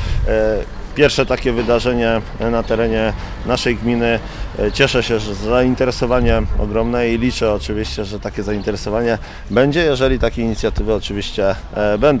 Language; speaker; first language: Polish; native; Polish